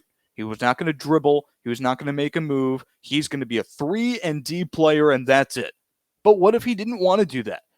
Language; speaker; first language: English; native; English